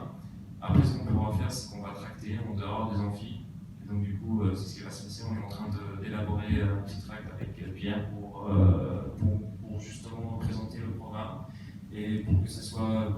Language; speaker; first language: French; native; French